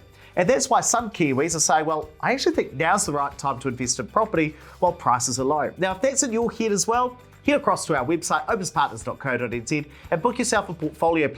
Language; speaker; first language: English; native; English